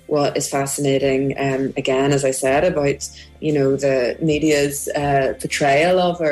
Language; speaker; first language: English; native; English